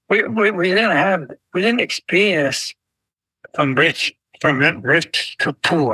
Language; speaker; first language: English; non-native, fluent; Arabic